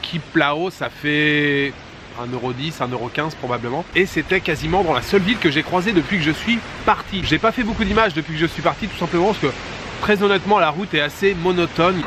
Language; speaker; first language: French; native; French